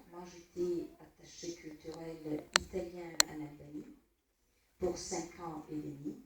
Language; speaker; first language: French; non-native, fluent; Italian